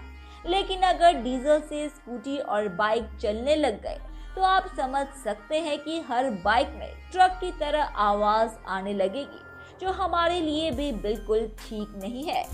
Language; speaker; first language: Hindi; native; Hindi